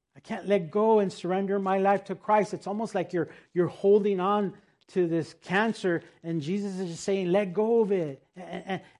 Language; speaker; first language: English; early bilingual, other home language; Spanish